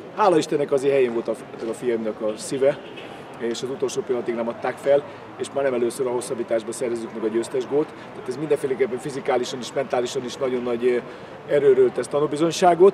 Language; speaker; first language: Hungarian; native; Hungarian